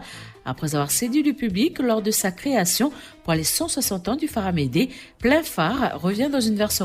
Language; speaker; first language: French; native; French